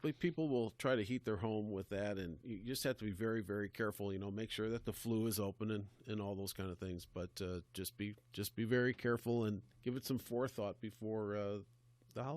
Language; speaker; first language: English; native; English